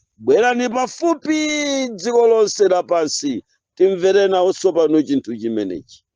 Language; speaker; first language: Nyanja; non-native, local second language; Yao